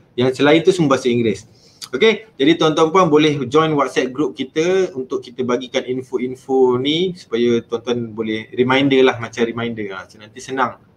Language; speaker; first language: Malay; native; Malay